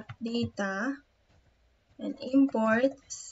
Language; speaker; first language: English; non-native, local second language; Filipino